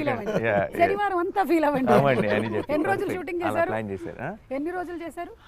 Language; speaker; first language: Telugu; native; Telugu